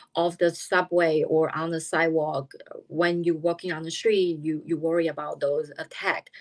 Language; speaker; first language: English; non-native, fluent; Chinese